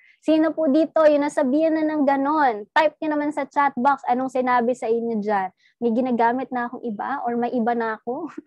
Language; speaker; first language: Filipino; non-native, local second language; Cebuano